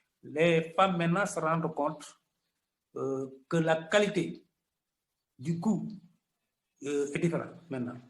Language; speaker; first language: French; non-native, local second language; Wolof